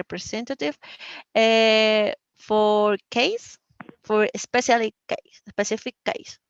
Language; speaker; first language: English; non-native, learner; Spanish